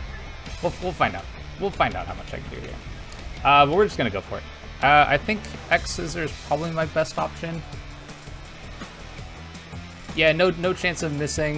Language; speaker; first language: English; native; English